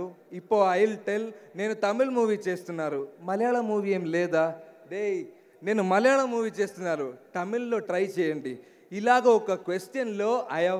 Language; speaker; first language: Telugu; non-native, learner; Malayalam